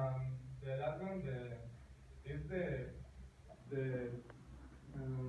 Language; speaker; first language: English; non-native, learner; Spanish